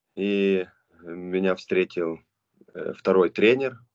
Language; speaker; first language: Russian; non-native, local second language; Romanian